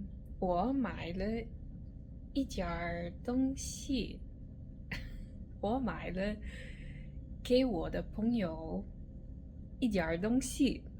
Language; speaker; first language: Chinese; non-native, learner; English